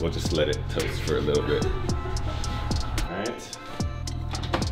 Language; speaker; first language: English; early bilingual, other home language; Chinese